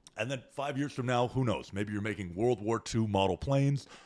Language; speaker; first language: English; native; English